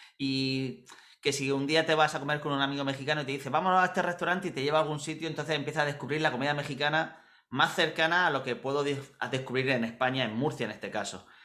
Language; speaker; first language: Spanish; native; Spanish